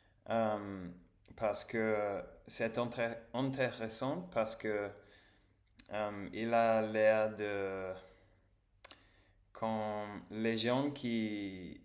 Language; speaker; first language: French; non-native, learner; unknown